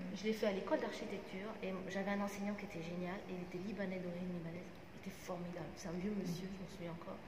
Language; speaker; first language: French; non-native, local second language; Arabic